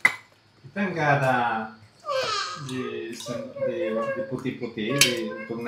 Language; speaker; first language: Indonesian; non-native, learner; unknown